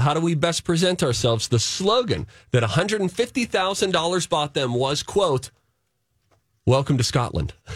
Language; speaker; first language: English; native; English